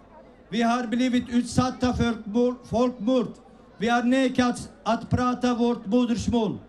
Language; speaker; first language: Swedish; early bilingual, other home language; Kurdish